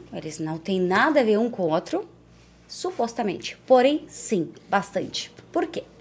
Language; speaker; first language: Portuguese; non-native, fluent; Ukrainian